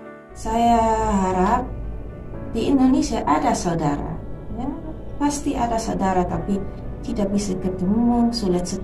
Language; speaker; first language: Indonesian; early bilingual, heritage; Dutch